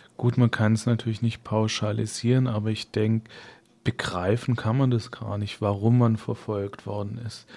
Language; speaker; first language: German; native; German